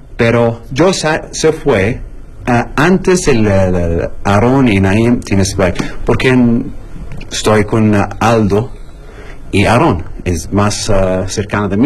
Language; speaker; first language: Spanish; non-native, learner; Arabic